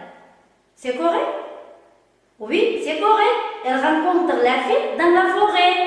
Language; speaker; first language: French; non-native, learner; Uzbek